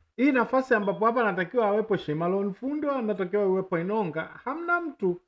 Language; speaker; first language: Swahili; native; Swahili